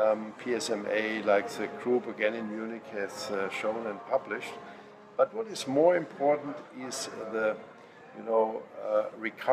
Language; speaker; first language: English; non-native, fluent; German